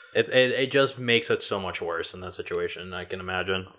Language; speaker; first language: English; early bilingual, other home language; Spanish